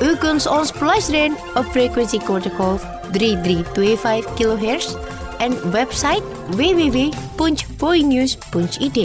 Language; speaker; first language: Dutch; non-native, fluent; Indonesian